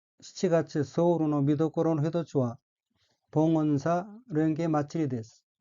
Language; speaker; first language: Japanese; non-native, learner; Korean